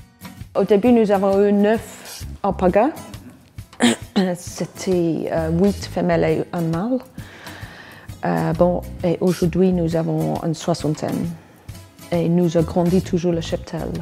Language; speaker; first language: French; non-native, fluent; English